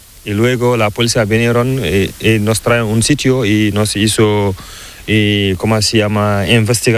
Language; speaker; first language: Spanish; non-native, learner; Fula